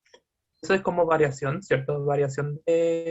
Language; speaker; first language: Spanish; native; Spanish